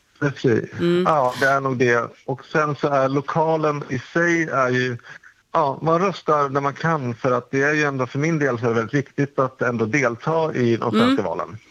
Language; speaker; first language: Swedish; native; Swedish